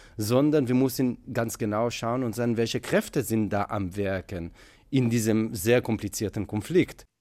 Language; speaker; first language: German; non-native, fluent; Hebrew